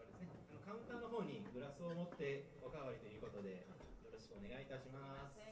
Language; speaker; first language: Japanese; native; Japanese